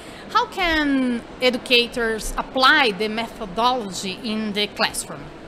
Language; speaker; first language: English; non-native, learner; Portuguese